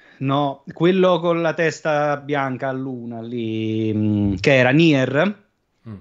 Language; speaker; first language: Italian; native; Italian